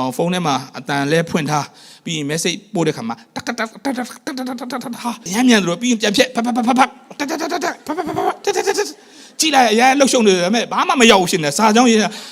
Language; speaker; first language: Burmese; non-native, local second language; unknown